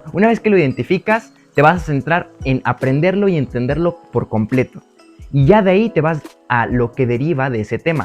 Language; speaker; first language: Spanish; native; Spanish